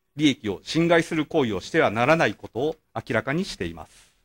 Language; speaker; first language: Japanese; native; Japanese